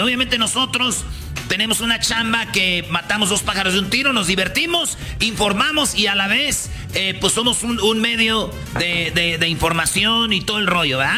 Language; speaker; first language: Spanish; native; Spanish